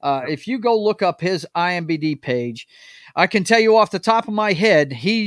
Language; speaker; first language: English; native; English